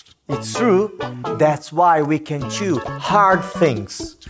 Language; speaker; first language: English; non-native, fluent; Portuguese